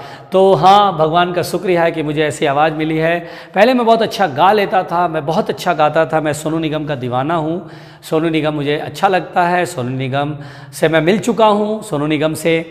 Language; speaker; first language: Hindi; native; Hindi